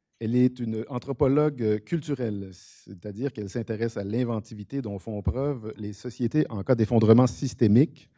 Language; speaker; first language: French; native; French